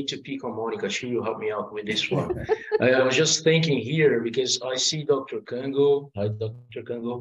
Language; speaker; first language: English; non-native, fluent; Portuguese